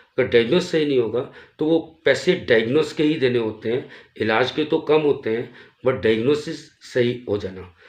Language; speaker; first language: Hindi; native; Hindi